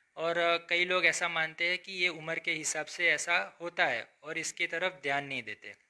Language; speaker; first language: Hindi; non-native, local second language; Gujarati